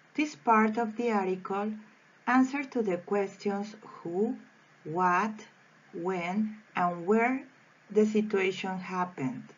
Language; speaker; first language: English; non-native, fluent; Spanish